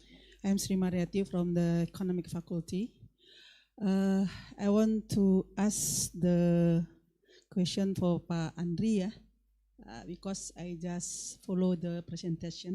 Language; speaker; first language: English; non-native, learner; Indonesian